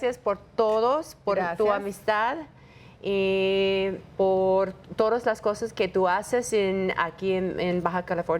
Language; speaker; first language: Spanish; non-native, learner; English